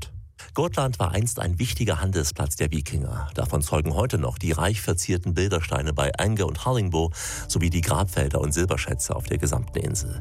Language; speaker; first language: German; native; German